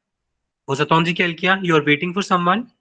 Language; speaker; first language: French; non-native, fluent; Hindi